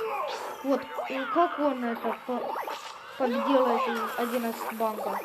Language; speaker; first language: Russian; non-native, local second language; Ukrainian